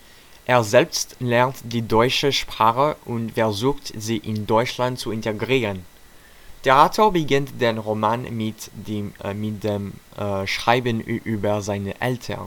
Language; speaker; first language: German; non-native, learner; French